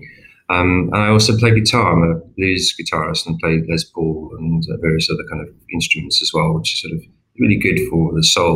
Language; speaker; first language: English; native; English